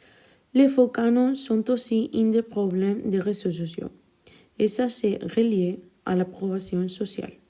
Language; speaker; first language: French; non-native, learner; Spanish